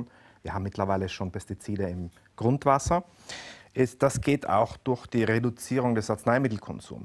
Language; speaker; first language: German; native; German